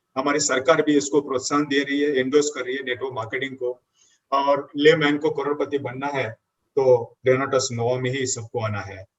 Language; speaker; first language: Hindi; non-native, local second language; Marathi